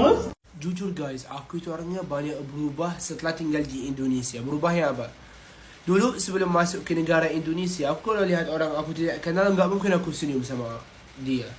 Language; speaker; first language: Indonesian; non-native, fluent; Arabic